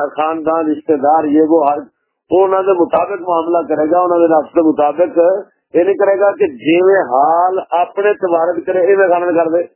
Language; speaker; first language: Urdu; non-native, local second language; Punjabi